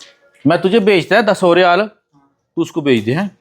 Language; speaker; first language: Hindi; non-native, local second language; Punjabi